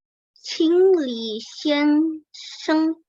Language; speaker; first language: Chinese; non-native, learner; Indonesian